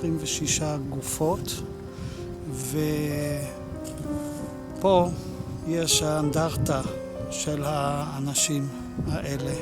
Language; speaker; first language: Hebrew; non-native, fluent; Dutch